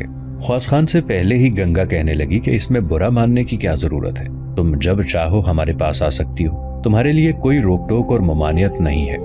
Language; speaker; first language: Urdu; native; Urdu